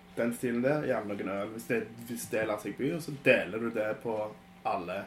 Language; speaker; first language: Norwegian; early bilingual, other home language; Polish